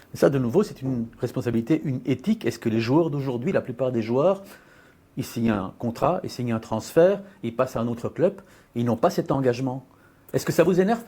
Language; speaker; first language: French; native; French